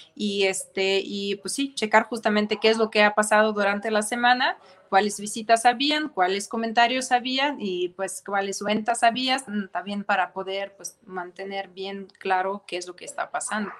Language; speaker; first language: Spanish; non-native, fluent; Ukrainian